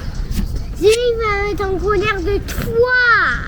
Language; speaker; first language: French; early bilingual, heritage; French